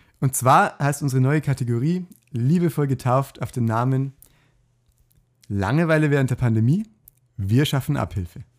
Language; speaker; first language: German; native; German